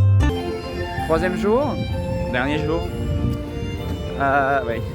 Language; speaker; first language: French; native; French